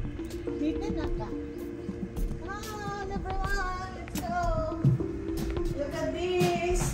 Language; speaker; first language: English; non-native, local second language; Filipino